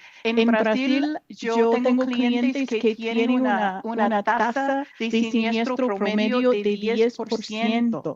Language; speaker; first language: Spanish; non-native, fluent; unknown